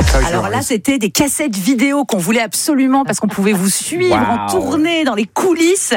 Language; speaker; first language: French; native; French